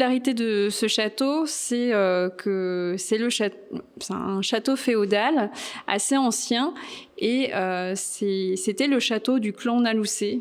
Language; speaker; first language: French; native; French